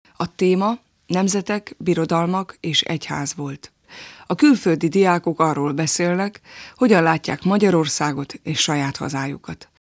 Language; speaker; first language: Hungarian; native; Hungarian